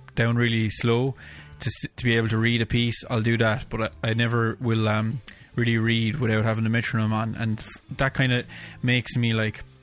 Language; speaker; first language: English; native; English